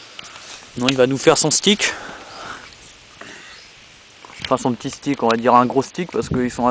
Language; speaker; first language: French; native; French